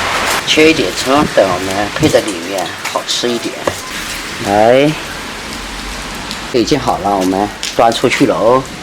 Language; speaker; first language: Chinese; native; Chinese